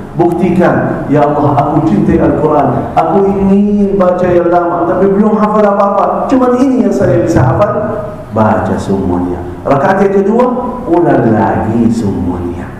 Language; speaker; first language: Malay; non-native, fluent; Arabic